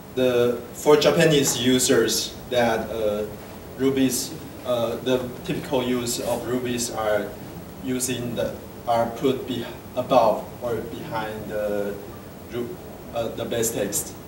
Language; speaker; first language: English; non-native, fluent; Chinese